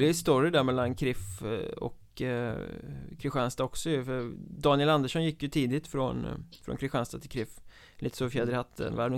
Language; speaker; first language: Swedish; native; Swedish